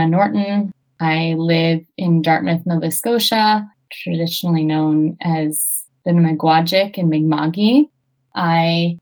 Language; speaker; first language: English; native; English